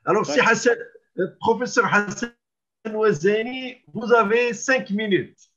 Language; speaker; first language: French; non-native, local second language; Arabic